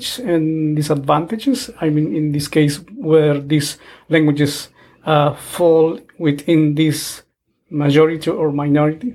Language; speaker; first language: English; non-native, fluent; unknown